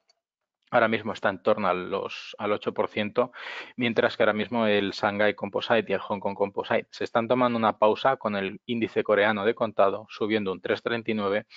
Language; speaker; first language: Spanish; native; Spanish